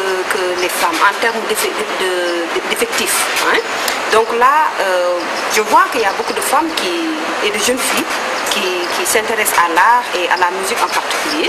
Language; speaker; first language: French; non-native, local second language; Wolof